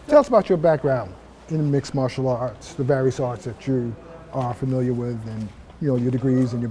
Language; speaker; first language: English; native; English